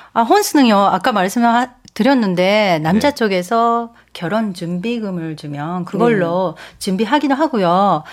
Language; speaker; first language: Korean; non-native, fluent; Japanese